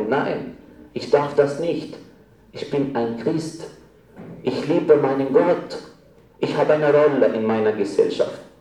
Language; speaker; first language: German; non-native, fluent; Arabic